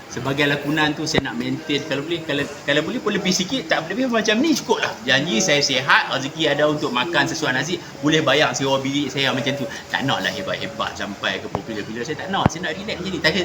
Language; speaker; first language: Malay; native; Malay